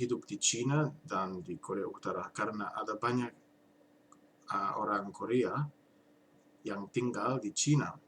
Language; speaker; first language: Indonesian; non-native, learner; English